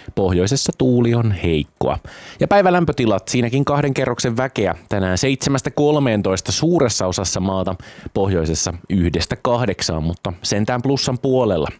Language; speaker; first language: Finnish; native; Finnish